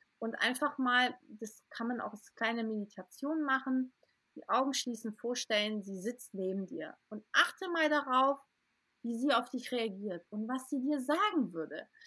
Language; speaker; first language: German; early bilingual, other home language; Portuguese